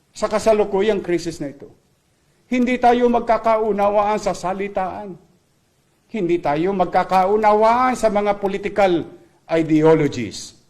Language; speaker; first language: Filipino; native; Filipino